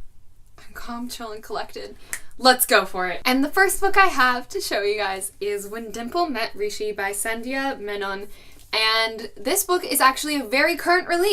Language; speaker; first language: English; native; English